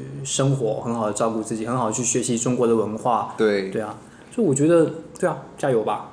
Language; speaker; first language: Chinese; native; Chinese